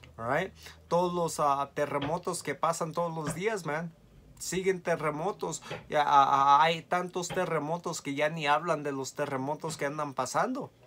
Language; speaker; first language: Spanish; early bilingual, heritage; Spanish